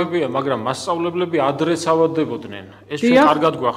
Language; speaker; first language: Georgian; native; Georgian